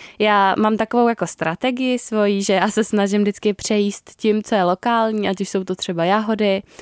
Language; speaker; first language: Czech; native; Czech